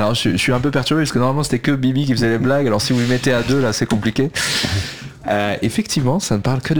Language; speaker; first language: French; native; French